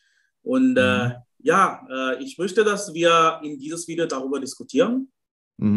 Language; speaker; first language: German; non-native, fluent; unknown